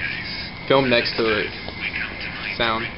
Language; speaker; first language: English; native; English